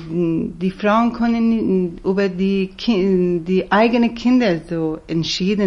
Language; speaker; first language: German; non-native, fluent; Persian